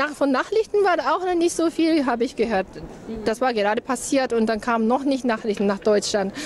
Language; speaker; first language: German; non-native, learner; Japanese